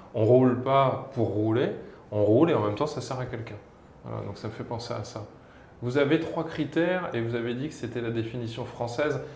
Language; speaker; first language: French; native; French